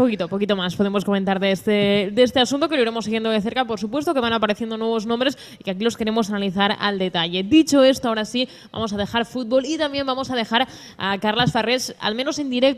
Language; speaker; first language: Spanish; native; Spanish